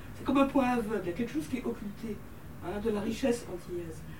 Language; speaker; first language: French; native; French